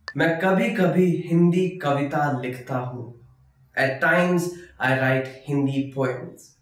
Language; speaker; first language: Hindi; native; Hindi